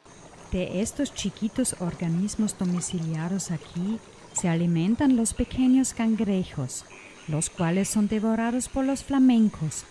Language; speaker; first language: Spanish; non-native, fluent; German